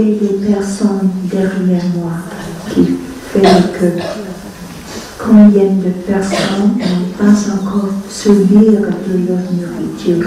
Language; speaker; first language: French; non-native, fluent; Vietnamese